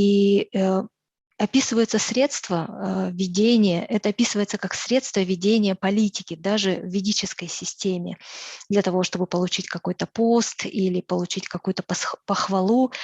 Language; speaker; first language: Russian; native; Russian